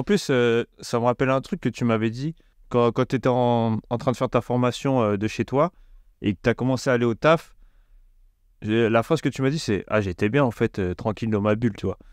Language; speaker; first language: French; native; French